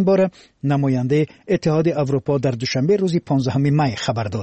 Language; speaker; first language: Persian; native; Persian